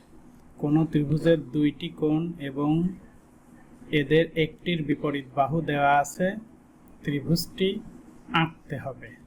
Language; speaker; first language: Bangla; native; Bangla